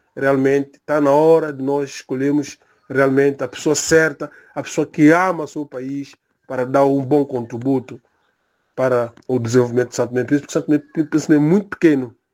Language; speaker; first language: Portuguese; native; Portuguese